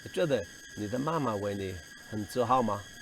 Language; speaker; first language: Chinese; non-native, fluent; English